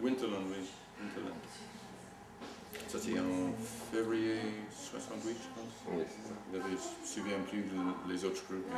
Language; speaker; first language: French; non-native, fluent; English